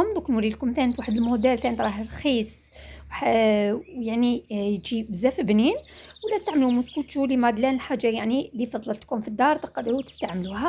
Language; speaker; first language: Arabic; native; Arabic